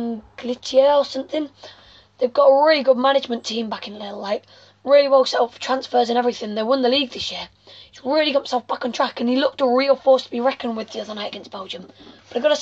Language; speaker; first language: English; native; English